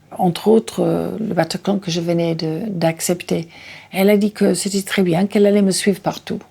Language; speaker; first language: French; non-native, fluent; English